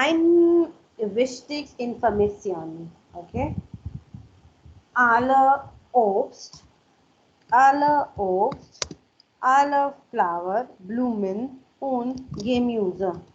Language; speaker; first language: German; non-native, learner; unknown